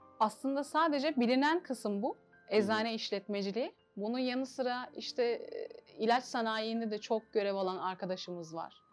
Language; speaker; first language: Turkish; native; Turkish